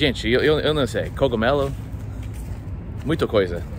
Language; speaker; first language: Portuguese; non-native, fluent; English